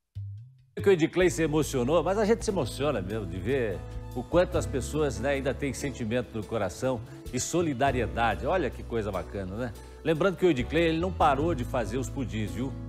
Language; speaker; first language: Portuguese; native; Portuguese